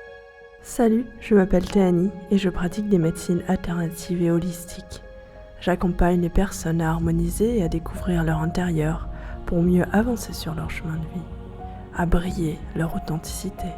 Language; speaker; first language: French; native; French